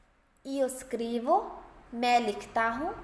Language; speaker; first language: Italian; non-native, fluent; Urdu